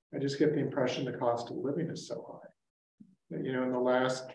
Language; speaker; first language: English; native; English